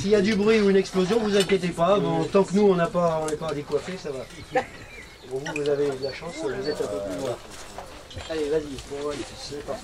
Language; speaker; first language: French; native; French